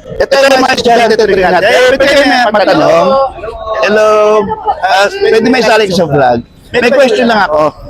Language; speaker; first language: Filipino; native; Filipino